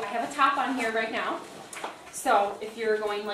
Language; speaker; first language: English; native; English